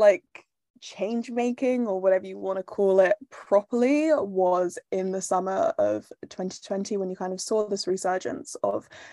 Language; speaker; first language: English; native; English